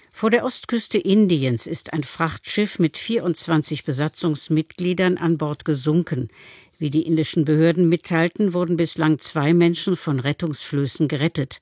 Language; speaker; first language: German; native; German